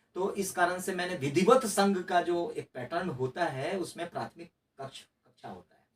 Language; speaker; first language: Hindi; non-native, local second language; Maithili